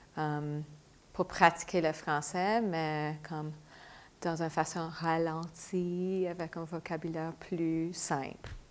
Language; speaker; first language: French; non-native, fluent; English